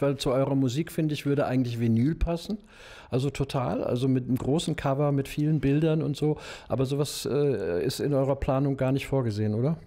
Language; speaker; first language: German; native; German